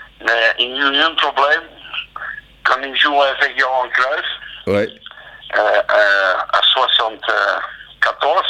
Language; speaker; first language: French; non-native, learner; Dutch